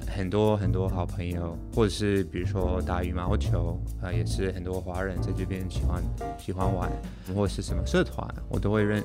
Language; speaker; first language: Chinese; non-native, fluent; English